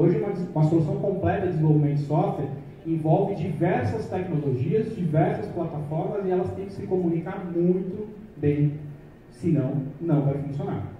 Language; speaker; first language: Portuguese; native; Portuguese